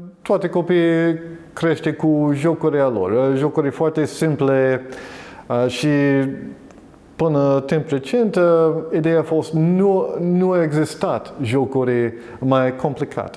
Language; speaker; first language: Romanian; non-native, learner; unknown